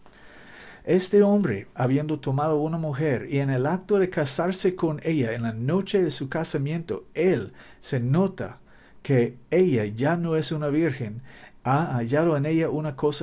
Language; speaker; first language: Spanish; non-native, learner; English